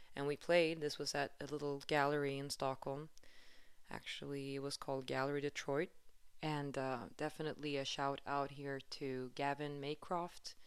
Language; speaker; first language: English; non-native, fluent; Swedish